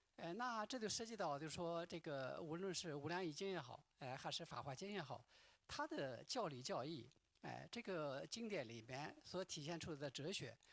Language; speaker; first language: Chinese; native; Chinese